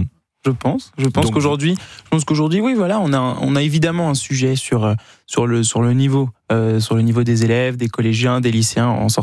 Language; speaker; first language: French; native; French